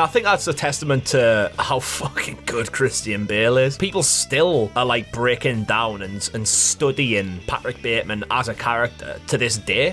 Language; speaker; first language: English; native; English